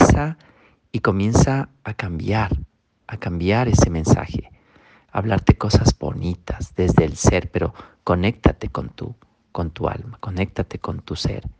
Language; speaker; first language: Spanish; native; Spanish